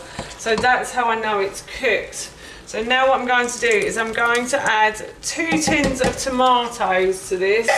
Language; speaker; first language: English; native; English